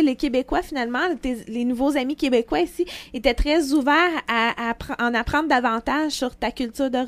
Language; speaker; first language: French; native; French